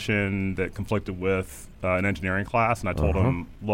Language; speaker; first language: English; native; English